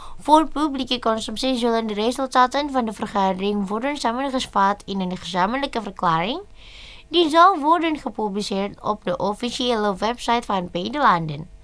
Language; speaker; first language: Dutch; non-native, learner; Indonesian